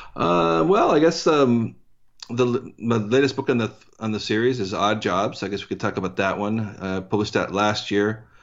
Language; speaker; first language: English; early bilingual, heritage; English